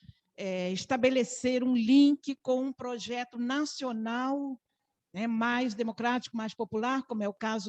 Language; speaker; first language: Portuguese; native; Portuguese